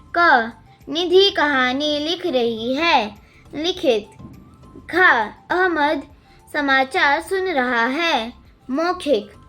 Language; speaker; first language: Hindi; non-native, local second language; Telugu